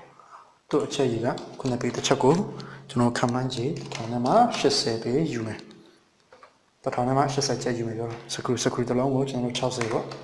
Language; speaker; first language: Burmese; native; Burmese